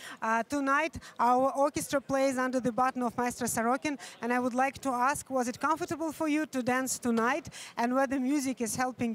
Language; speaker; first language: English; non-native, fluent; Russian